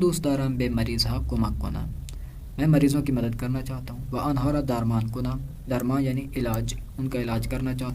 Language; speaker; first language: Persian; non-native, fluent; Urdu